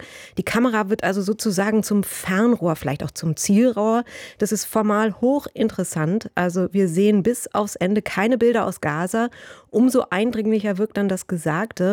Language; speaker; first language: German; native; German